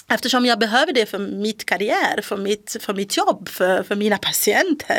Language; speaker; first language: Swedish; non-native, fluent; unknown